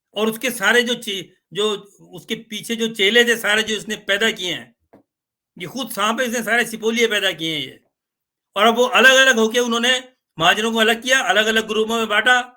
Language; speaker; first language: Urdu; native; Urdu